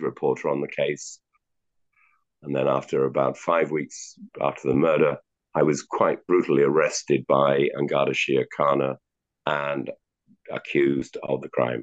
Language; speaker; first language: English; native; English